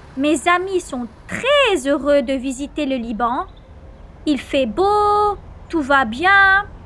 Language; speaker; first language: French; non-native, local second language; Arabic